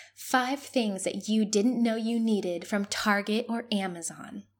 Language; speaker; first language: English; non-native, fluent; Spanish